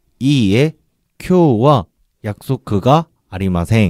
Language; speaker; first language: Japanese; non-native, learner; Korean